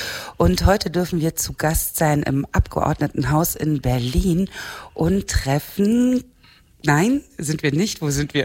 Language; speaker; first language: German; native; German